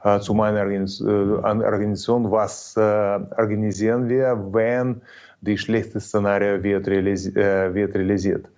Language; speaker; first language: German; non-native, learner; Ukrainian